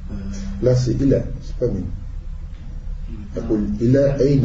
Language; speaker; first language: Arabic; non-native, fluent; French